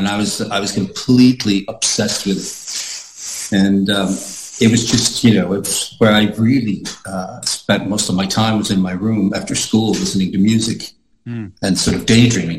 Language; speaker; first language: English; non-native, fluent; Icelandic